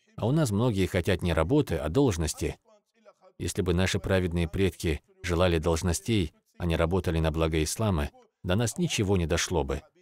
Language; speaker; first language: Russian; non-native, local second language; Avaric